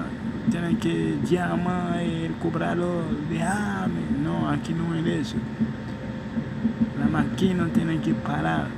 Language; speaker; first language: Spanish; non-native, fluent; Haitian Creole